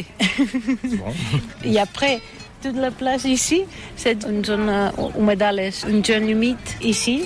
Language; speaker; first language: French; non-native, learner; Catalan